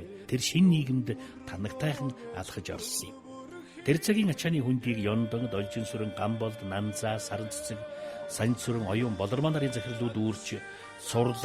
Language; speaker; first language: Mongolian; native; Mongolian